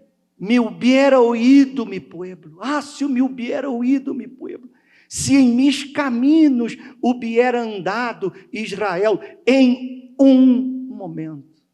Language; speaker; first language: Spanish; non-native, learner; Portuguese